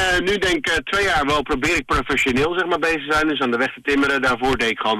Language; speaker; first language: Dutch; native; Dutch